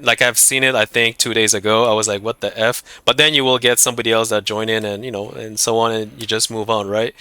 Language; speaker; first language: English; non-native, fluent; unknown